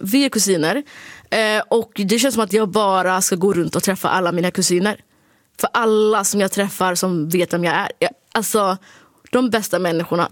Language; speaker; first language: Swedish; early bilingual, other home language; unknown